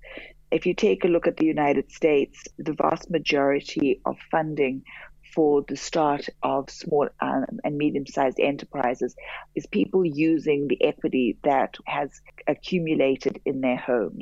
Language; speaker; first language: English; native; English